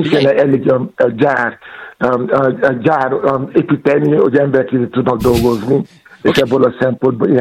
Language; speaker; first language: Hungarian; non-native, fluent; Yoruba